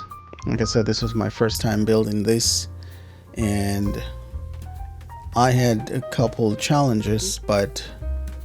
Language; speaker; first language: English; native; English